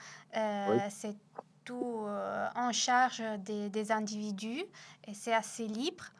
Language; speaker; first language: French; non-native, fluent; Italian